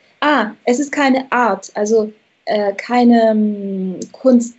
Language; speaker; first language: German; non-native, fluent; Russian